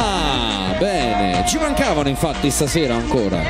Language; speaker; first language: Italian; native; Italian